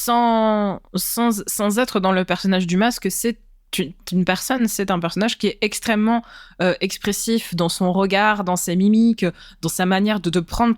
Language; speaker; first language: French; native; French